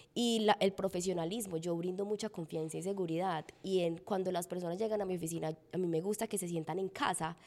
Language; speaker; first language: Spanish; native; Spanish